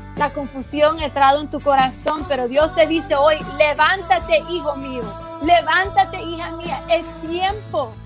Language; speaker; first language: Spanish; early bilingual, heritage; Spanish